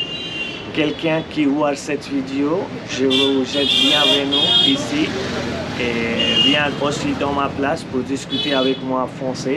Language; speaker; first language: French; non-native, fluent; Hindi